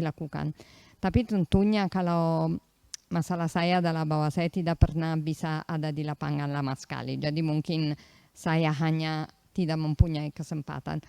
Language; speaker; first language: Indonesian; non-native, fluent; Italian